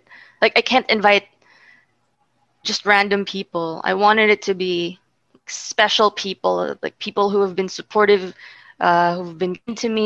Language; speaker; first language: English; non-native, local second language; Filipino